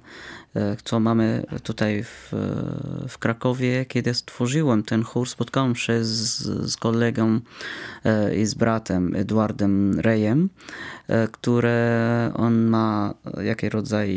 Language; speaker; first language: Polish; non-native, fluent; Arabic